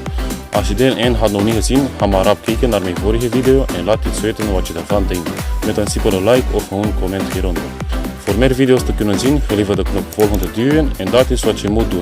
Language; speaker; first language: Dutch; native; Dutch